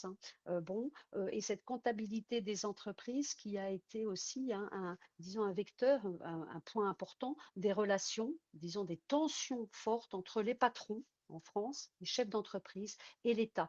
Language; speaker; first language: French; native; French